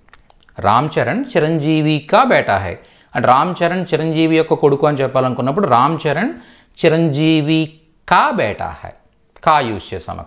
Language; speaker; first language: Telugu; native; Telugu